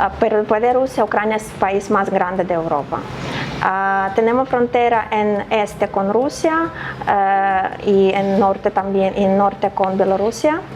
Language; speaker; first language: Spanish; non-native, fluent; Ukrainian